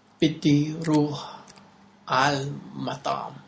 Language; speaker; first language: Arabic; non-native, learner; English